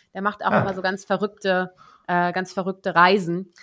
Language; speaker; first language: German; native; German